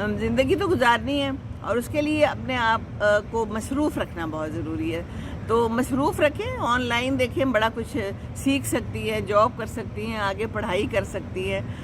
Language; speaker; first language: Urdu; non-native, local second language; Pashto